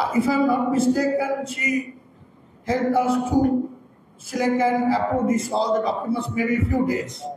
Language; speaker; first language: English; non-native, local second language; Sinhala